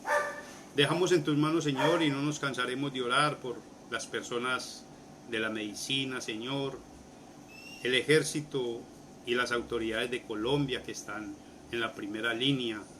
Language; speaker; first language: Spanish; native; Spanish